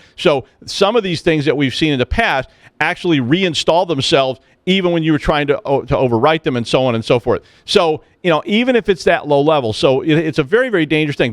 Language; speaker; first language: English; native; English